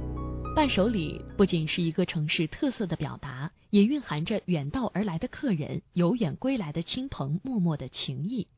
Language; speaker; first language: Chinese; native; Chinese